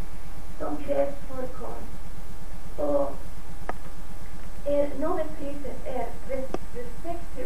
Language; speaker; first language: Swedish; non-native, fluent; Persian